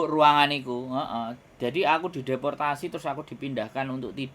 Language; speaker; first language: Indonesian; non-native, local second language; Javanese